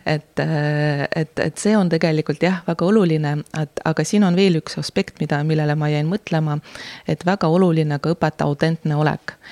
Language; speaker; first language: Estonian; non-native, local second language; Russian